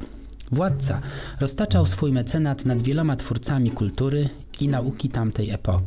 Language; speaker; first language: Polish; native; Polish